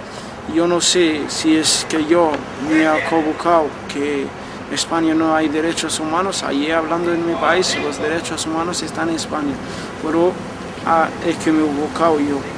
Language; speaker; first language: Spanish; non-native, fluent; Arabic